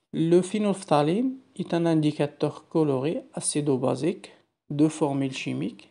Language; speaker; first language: French; non-native, local second language; Arabic